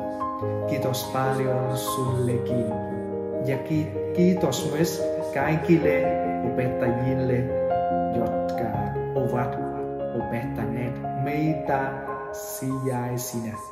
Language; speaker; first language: Finnish; non-native, learner; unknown